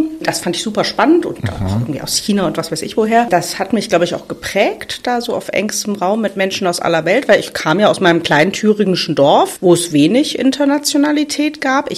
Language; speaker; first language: German; native; German